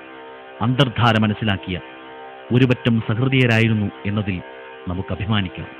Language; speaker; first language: Malayalam; native; Malayalam